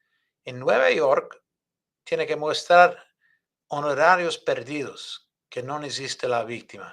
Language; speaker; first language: Spanish; non-native, fluent; English